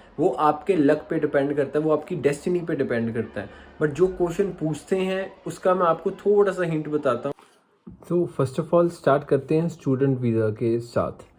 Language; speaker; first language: Hindi; native; Hindi